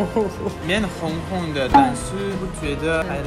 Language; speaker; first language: Chinese; non-native, learner; French